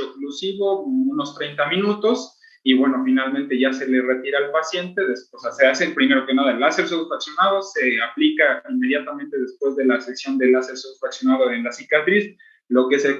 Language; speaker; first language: Spanish; native; Spanish